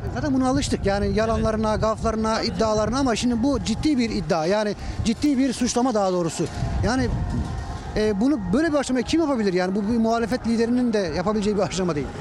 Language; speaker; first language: Turkish; native; Turkish